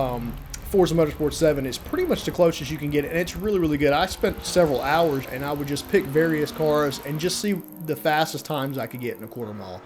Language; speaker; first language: English; native; English